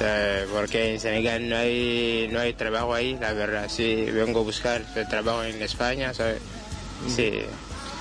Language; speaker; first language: Spanish; non-native, learner; Wolof